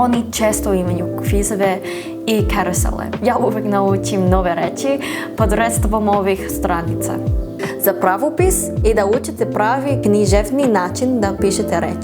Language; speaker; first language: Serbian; non-native, fluent; English